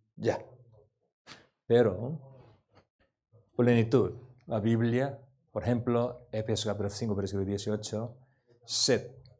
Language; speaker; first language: Spanish; non-native, learner; Korean